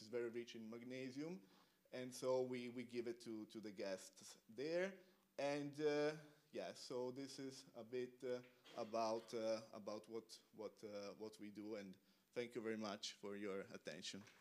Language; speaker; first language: English; non-native, fluent; Italian